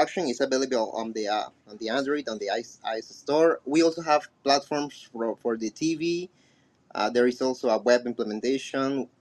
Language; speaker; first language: English; non-native, fluent; Spanish